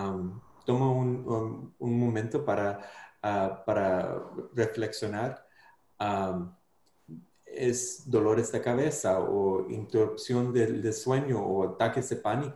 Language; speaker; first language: Spanish; non-native, fluent; English